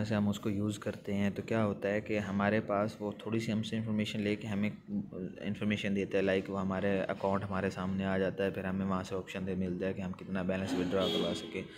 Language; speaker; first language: Hindi; non-native, local second language; Punjabi